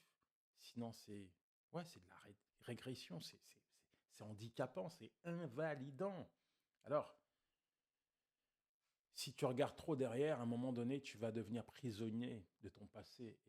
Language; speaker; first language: French; native; French